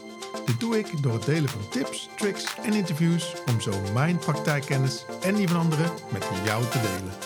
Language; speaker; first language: Dutch; native; Dutch